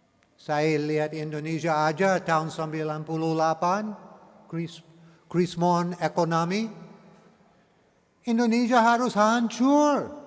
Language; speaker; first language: Indonesian; non-native, learner; English